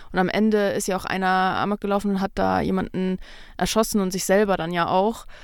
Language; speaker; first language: German; early bilingual, other home language; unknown